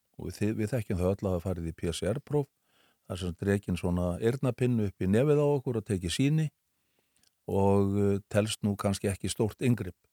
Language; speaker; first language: Icelandic; native; Icelandic